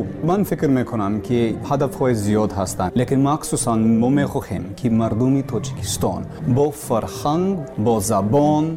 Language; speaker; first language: Persian; non-native, learner; English